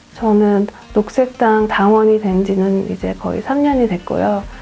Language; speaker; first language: Korean; early bilingual, other home language; English